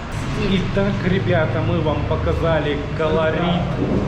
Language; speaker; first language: Russian; native; Russian